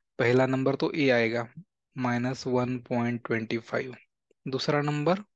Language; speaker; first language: Hindi; non-native, local second language; Marathi